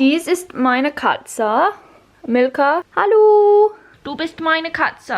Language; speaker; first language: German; non-native, learner; English